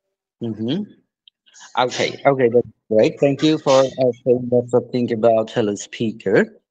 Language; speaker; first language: English; non-native, fluent; Bangla